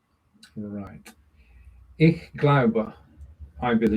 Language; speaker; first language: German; non-native, learner; English